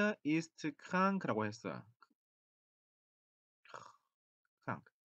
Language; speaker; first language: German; non-native, fluent; Korean